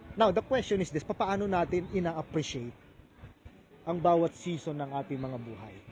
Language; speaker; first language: Filipino; native; Filipino